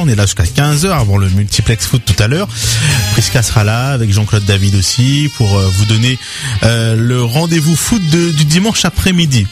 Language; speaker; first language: French; native; French